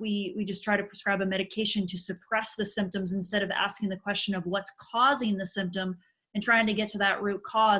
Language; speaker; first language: English; native; English